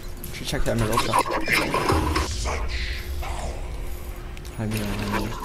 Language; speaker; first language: Chinese; native; Chinese